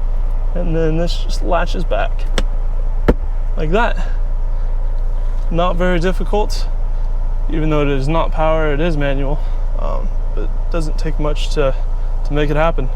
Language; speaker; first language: English; native; English